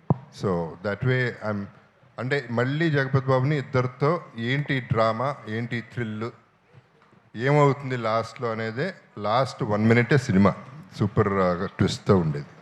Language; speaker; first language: Telugu; native; Telugu